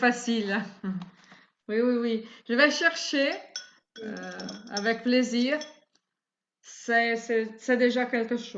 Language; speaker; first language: French; non-native, fluent; Italian